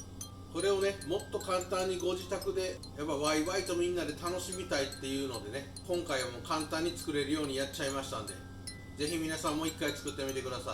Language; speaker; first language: Japanese; native; Japanese